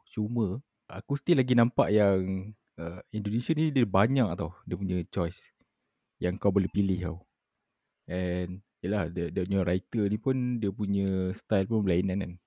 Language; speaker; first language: Malay; native; Malay